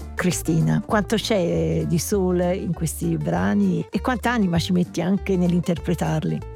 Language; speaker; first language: Italian; native; Italian